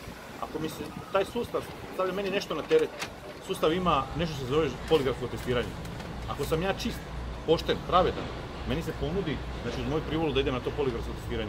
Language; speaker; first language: Croatian; native; Croatian